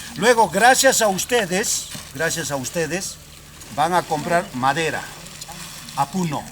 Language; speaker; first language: Spanish; native; Spanish